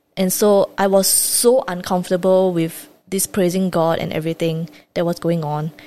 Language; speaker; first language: English; native; English